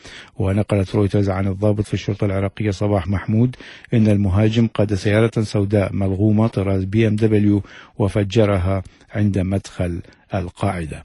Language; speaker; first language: Arabic; native; Arabic